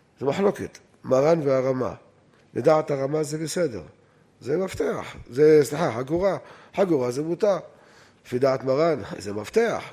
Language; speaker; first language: Hebrew; native; Hebrew